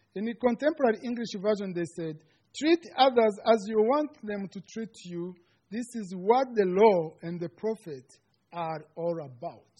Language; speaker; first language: English; non-native, local second language; Kinyarwanda